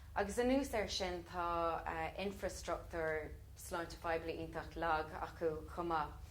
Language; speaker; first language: Irish; non-native, local second language; English